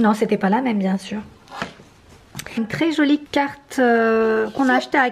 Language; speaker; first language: French; native; French